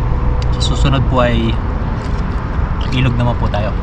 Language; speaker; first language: Filipino; native; Filipino